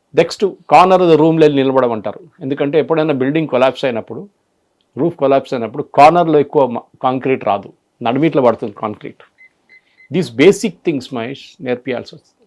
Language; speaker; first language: Telugu; non-native, fluent; Malayalam